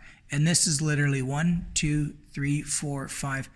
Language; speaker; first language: English; native; English